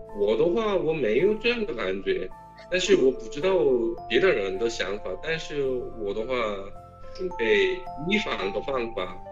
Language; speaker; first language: Chinese; non-native, fluent; Korean